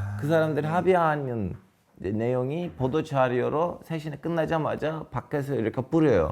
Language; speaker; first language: Korean; non-native, fluent; Turkish